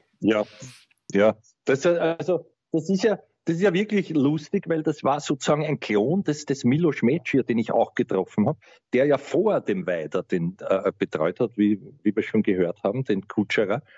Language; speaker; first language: German; native; German